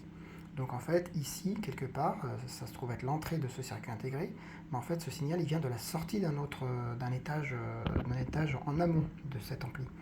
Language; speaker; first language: French; native; French